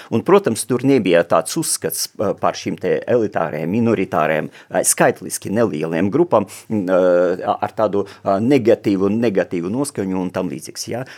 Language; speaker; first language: Latvian; non-native, local second language; Russian